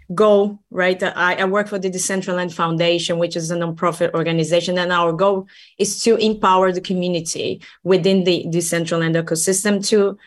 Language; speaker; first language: English; non-native, fluent; Portuguese